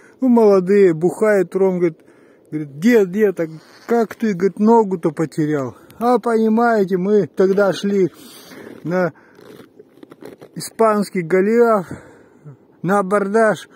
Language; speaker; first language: Russian; native; Russian